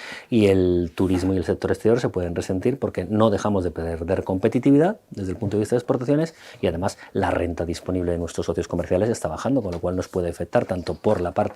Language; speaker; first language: Spanish; native; Spanish